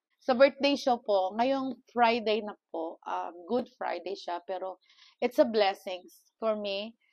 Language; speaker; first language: Filipino; non-native, local second language; Cebuano